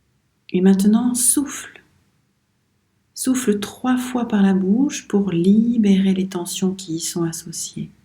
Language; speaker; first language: French; native; French